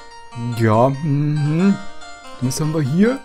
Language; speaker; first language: German; native; German